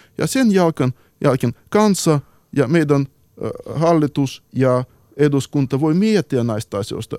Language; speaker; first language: Finnish; non-native, fluent; Ukrainian